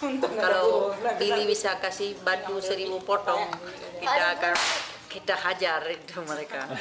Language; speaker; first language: Indonesian; non-native, local second language; Achinese